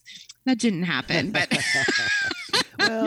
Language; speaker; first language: English; native; English